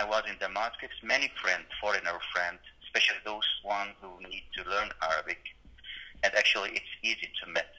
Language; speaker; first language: English; non-native, learner; Arabic